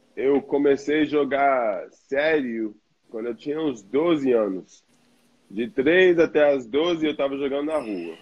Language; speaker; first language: Portuguese; non-native, fluent; English